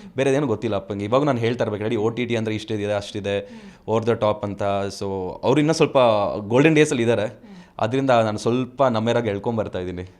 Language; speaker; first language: Kannada; native; Kannada